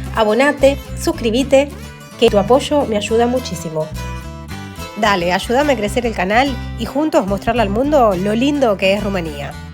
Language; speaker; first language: Spanish; native; Spanish